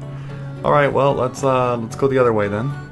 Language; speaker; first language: English; native; English